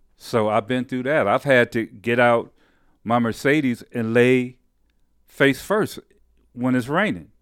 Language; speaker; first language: English; native; English